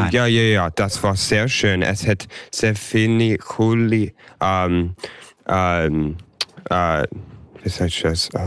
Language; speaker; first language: German; early bilingual, heritage; English